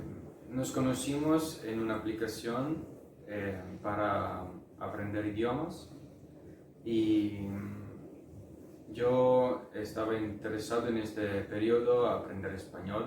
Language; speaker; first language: Spanish; non-native, fluent; Italian